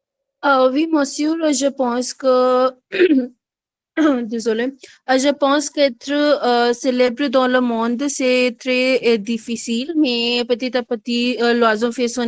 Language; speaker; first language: French; non-native, learner; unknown